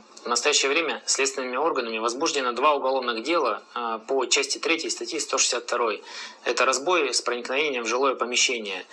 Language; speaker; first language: Russian; native; Russian